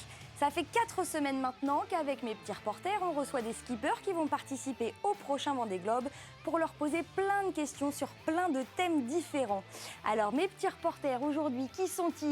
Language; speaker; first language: French; native; French